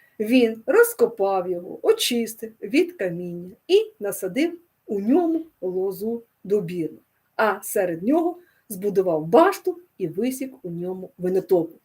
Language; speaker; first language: Ukrainian; non-native, local second language; Russian